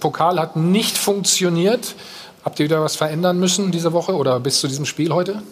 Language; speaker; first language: German; native; German